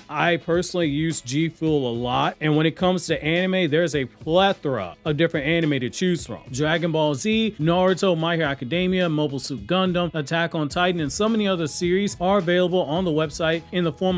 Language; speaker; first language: English; native; English